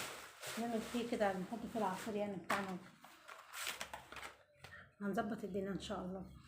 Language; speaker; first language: Arabic; native; Arabic